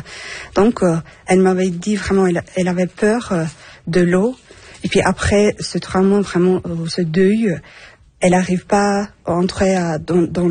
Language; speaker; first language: French; non-native, fluent; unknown